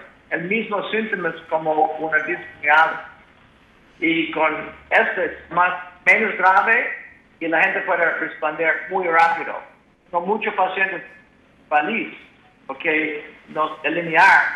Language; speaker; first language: Spanish; non-native, learner; English